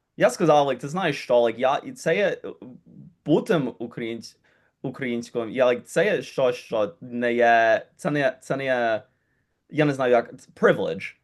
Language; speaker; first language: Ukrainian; early bilingual, heritage; Ukrainian